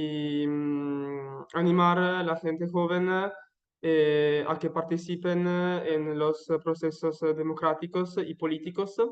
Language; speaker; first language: Spanish; non-native, learner; Italian